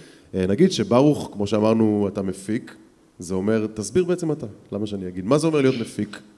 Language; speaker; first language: Hebrew; native; Hebrew